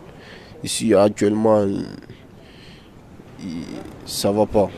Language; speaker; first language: French; non-native, learner; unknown